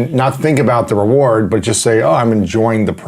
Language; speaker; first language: English; native; English